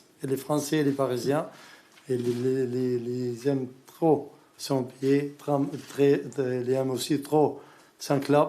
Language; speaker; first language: French; non-native, learner; Arabic